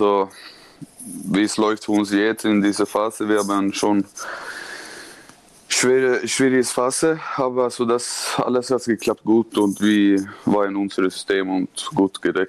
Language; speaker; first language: German; non-native, learner; Swedish